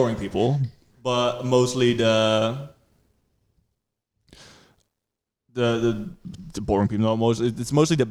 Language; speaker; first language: English; non-native, fluent; Dutch